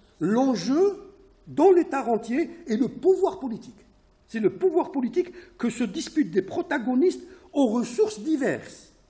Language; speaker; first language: French; non-native, local second language; Arabic